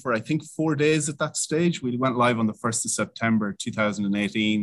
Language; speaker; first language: English; native; English